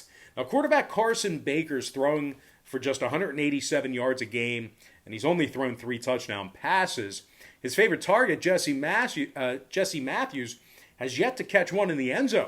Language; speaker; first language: English; native; English